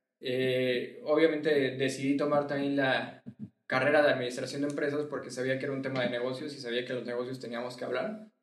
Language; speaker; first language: Spanish; native; Spanish